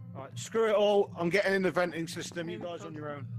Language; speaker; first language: English; non-native, fluent; Polish